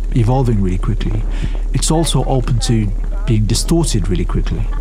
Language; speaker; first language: English; early bilingual, other home language; Urdu